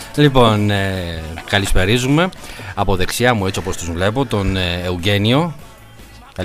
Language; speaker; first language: Greek; native; Greek